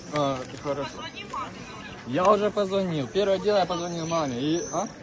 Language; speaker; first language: Russian; native; Russian